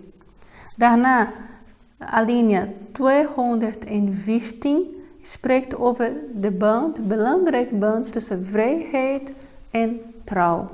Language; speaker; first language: Dutch; non-native, fluent; Portuguese